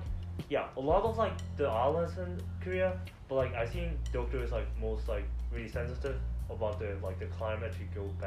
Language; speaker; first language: English; non-native, learner; Korean